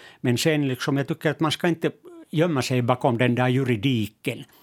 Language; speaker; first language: Swedish; non-native, local second language; Finnish